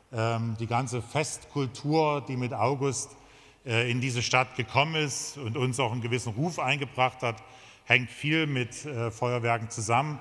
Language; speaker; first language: German; native; German